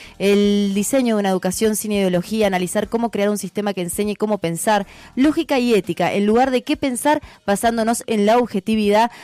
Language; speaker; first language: Spanish; native; Spanish